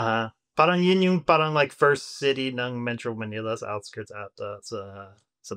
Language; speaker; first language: Filipino; non-native, fluent; English